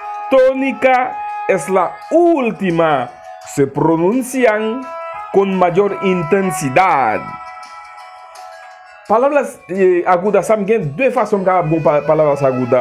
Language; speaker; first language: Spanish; non-native, learner; Haitian Creole